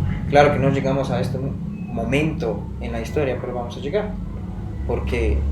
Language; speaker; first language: Spanish; non-native, fluent; Persian